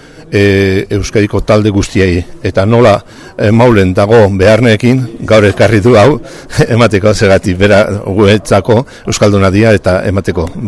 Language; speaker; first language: Basque; non-native, learner; Spanish